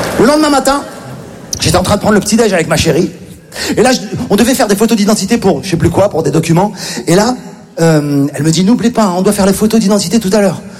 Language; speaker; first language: French; native; French